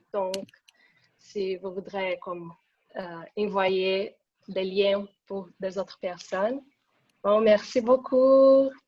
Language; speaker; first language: French; non-native, fluent; Portuguese